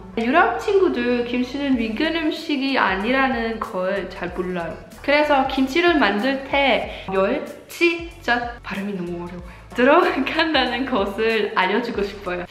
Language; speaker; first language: Korean; non-native, fluent; German